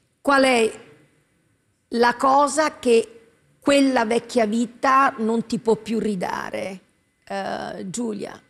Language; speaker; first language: Italian; native; Italian